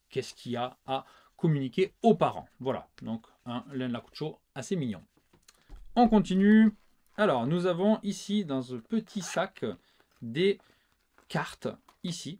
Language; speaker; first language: French; native; French